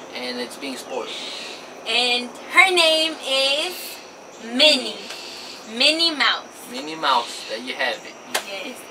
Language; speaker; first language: English; early bilingual, other home language; Spanish